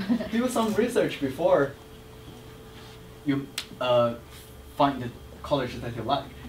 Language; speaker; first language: English; non-native, fluent; Chinese